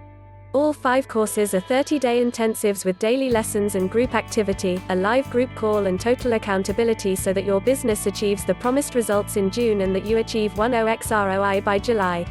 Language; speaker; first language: English; native; English